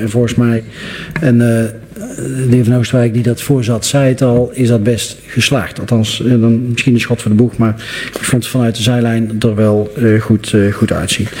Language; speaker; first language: Dutch; native; Dutch